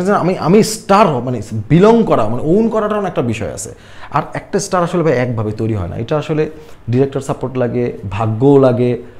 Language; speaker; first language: Bangla; native; Bangla